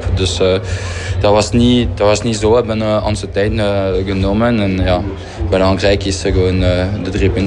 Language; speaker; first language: Dutch; non-native, fluent; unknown